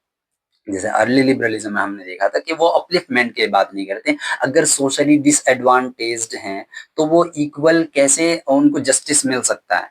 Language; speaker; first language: Hindi; native; Hindi